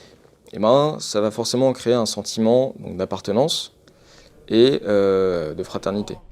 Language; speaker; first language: French; native; French